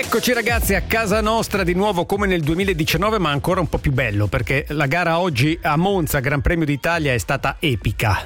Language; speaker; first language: Italian; native; Italian